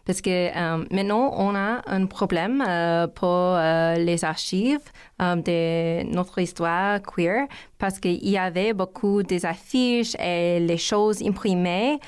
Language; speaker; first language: French; non-native, learner; English